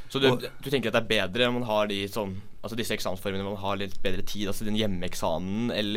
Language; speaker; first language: Norwegian; native; Norwegian